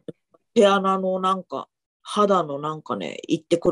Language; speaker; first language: Japanese; native; Japanese